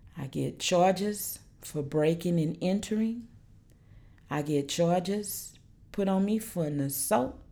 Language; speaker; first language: English; native; English